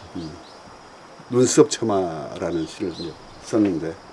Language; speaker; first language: Korean; native; Korean